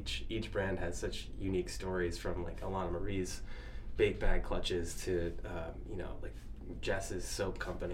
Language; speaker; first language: English; native; English